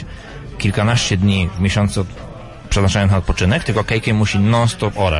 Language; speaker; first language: Polish; native; Polish